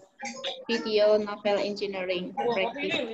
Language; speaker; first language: English; non-native, learner; Indonesian